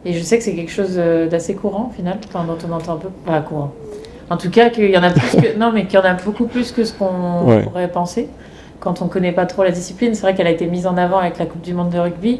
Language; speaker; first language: French; native; French